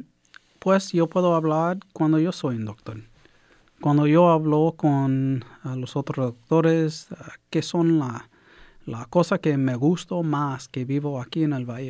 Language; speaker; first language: Spanish; early bilingual, heritage; English